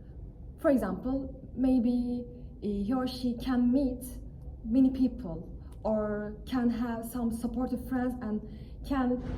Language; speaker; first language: English; non-native, fluent; Turkish